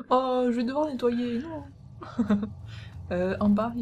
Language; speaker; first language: French; native; French